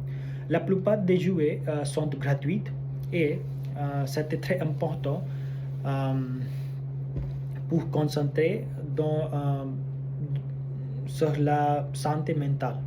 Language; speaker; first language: French; non-native, learner; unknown